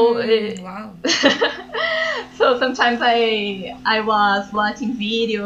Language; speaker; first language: English; non-native, learner; Portuguese